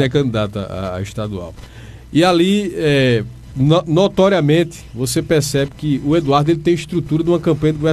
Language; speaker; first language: Portuguese; native; Portuguese